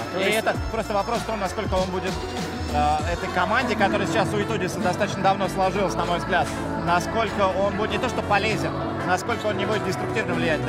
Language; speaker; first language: Russian; native; Russian